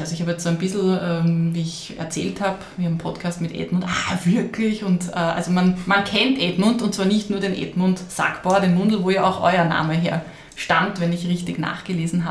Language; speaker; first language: German; native; German